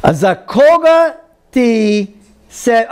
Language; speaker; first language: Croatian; early bilingual, heritage; Croatian